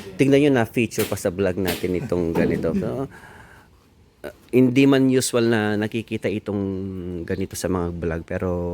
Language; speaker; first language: Filipino; non-native, local second language; Pampanga